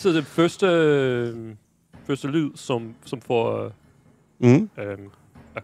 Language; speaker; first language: Danish; non-native, fluent; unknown